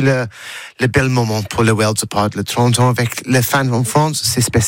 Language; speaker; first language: French; non-native, learner; English